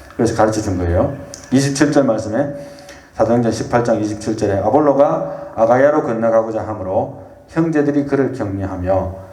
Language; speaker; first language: Korean; native; Korean